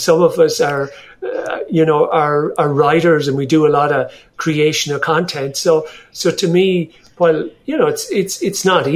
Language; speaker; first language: English; native; English